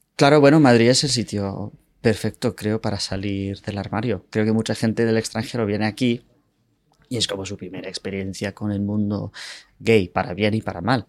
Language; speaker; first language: Spanish; non-native, fluent; English